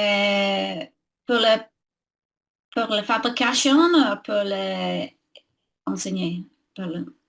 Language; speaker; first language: French; non-native, learner; English